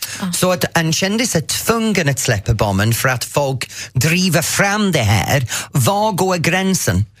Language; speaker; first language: Swedish; non-native, fluent; English